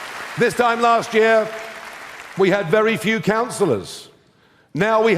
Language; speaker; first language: English; native; English